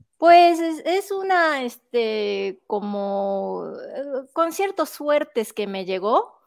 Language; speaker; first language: Spanish; non-native, fluent; Japanese